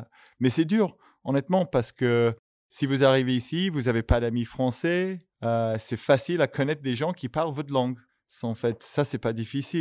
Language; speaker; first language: French; non-native, fluent; English